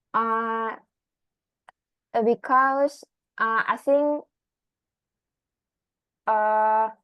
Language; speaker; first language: English; non-native, learner; Indonesian